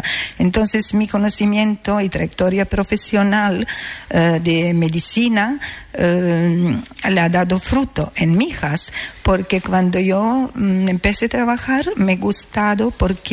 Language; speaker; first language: Spanish; non-native, fluent; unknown